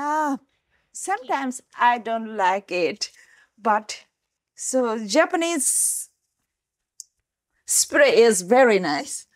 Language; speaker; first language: English; non-native, learner; Japanese